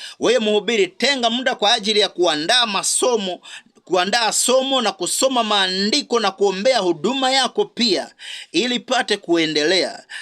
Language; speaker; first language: Swahili; native; Swahili